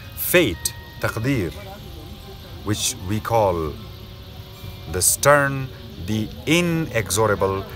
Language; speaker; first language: English; non-native, local second language; Hazaragi